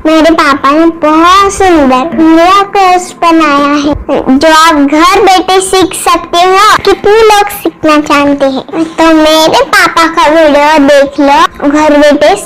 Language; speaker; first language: Hindi; native; Hindi